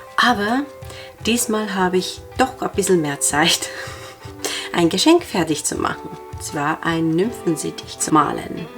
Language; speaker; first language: German; non-native, fluent; Finnish